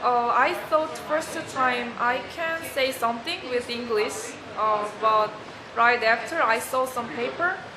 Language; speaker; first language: English; non-native, learner; Korean